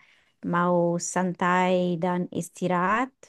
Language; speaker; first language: Indonesian; non-native, learner; English